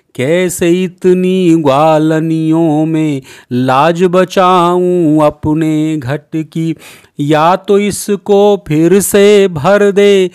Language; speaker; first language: Hindi; native; Hindi